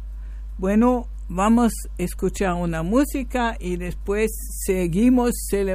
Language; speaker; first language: Spanish; non-native, fluent; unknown